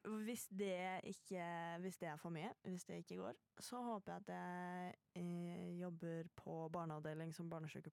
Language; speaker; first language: Norwegian; native; Norwegian